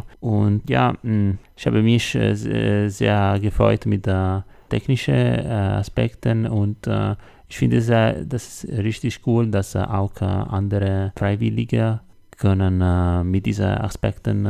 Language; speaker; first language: German; non-native, learner; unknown